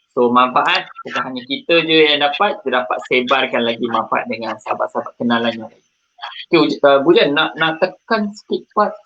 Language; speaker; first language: Malay; native; Malay